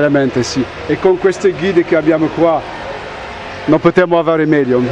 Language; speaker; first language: Italian; non-native, learner; French